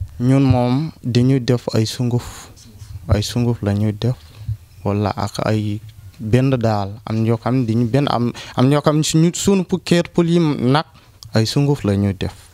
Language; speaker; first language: Wolof; non-native, local second language; Fula